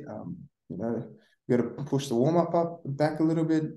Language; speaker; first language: English; native; English